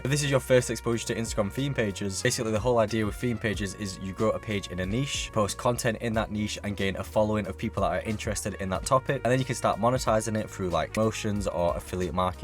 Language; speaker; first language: English; native; English